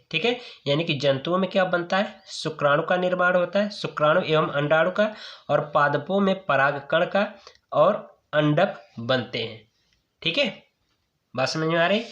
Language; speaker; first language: Hindi; native; Hindi